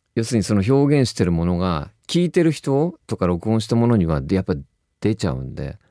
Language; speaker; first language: Japanese; native; Japanese